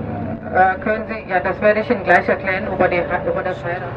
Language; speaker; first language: German; non-native, fluent; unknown